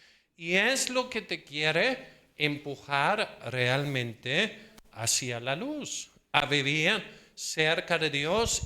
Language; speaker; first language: Spanish; non-native, fluent; Danish